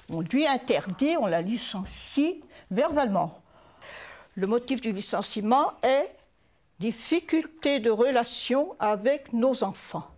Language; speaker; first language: French; native; French